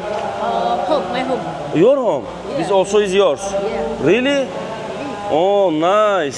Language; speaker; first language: English; non-native, learner; Turkish